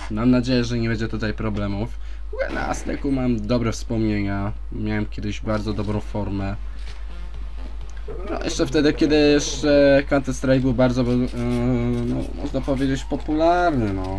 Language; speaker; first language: Polish; native; Polish